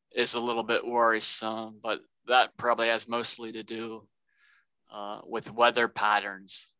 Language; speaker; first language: English; native; English